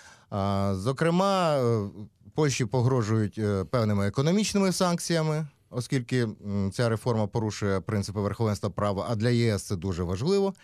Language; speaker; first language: Ukrainian; native; Ukrainian